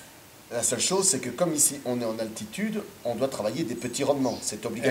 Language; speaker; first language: French; native; French